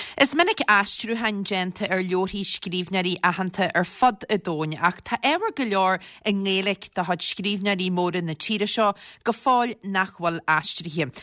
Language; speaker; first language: Irish; native; Irish